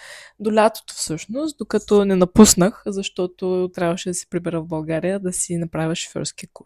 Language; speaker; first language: Bulgarian; native; Bulgarian